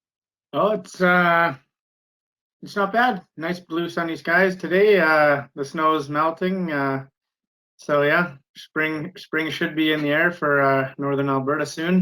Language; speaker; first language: English; native; English